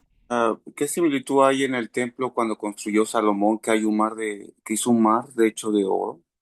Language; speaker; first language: Spanish; native; Spanish